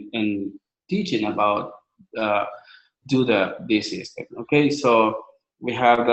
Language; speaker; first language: English; non-native, learner; Spanish